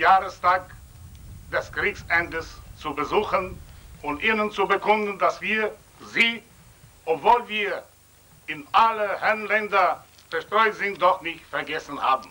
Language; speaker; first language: German; non-native, fluent; Ukrainian